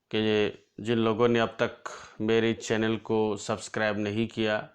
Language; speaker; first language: Hindi; non-native, local second language; Assamese